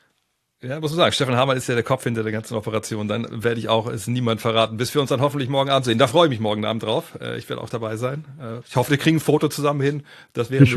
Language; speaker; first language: German; native; German